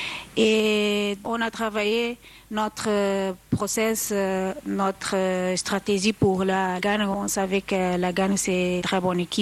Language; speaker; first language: French; non-native, learner; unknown